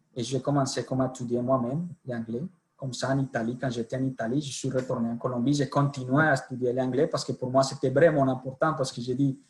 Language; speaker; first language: French; non-native, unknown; Spanish